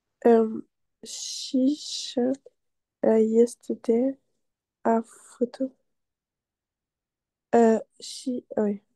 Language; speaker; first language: English; non-native, learner; French